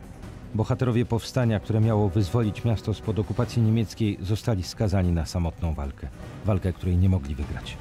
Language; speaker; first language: Polish; native; Polish